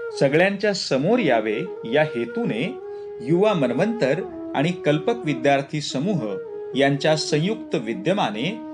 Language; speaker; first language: Marathi; native; Marathi